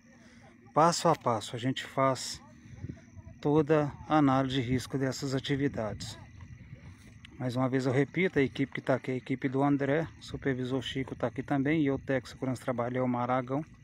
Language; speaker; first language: Portuguese; native; Portuguese